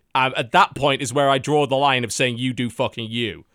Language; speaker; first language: English; native; English